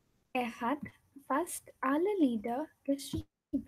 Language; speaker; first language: German; non-native, fluent; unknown